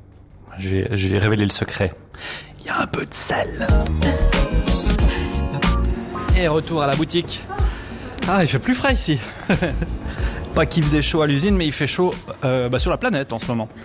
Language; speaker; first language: French; native; French